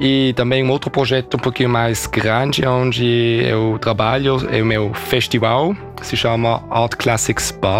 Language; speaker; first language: Portuguese; early bilingual, heritage; German